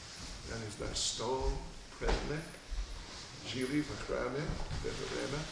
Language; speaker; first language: Russian; non-native, learner; English